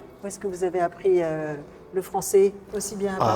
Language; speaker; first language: French; native; French